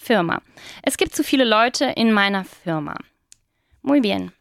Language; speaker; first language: German; non-native, fluent; Spanish